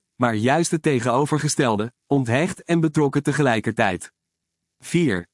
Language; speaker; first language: Dutch; native; Dutch